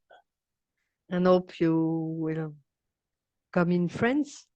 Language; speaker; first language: English; non-native, learner; French